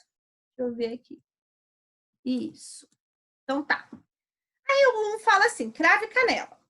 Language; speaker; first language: Portuguese; native; Portuguese